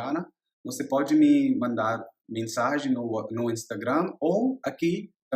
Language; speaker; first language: Portuguese; non-native, learner; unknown